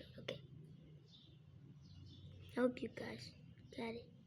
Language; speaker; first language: English; non-native, learner; Burmese